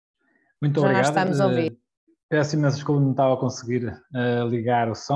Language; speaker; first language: Portuguese; native; Portuguese